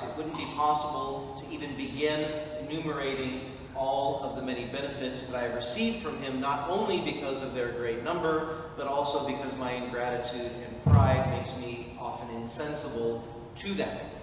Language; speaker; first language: English; native; English